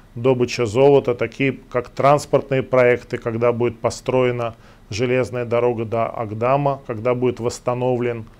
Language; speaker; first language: Russian; native; Russian